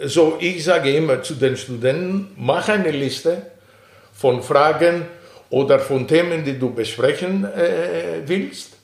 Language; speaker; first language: German; non-native, fluent; Greek